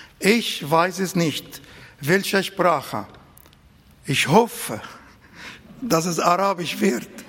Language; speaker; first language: German; non-native, fluent; Arabic